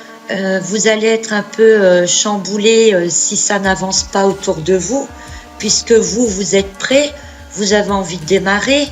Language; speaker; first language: French; native; French